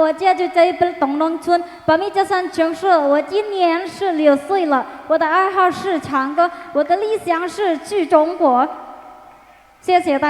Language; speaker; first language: Chinese; non-native, learner; Indonesian